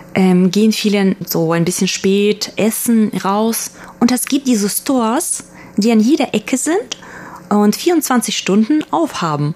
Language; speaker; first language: German; early bilingual, other home language; Russian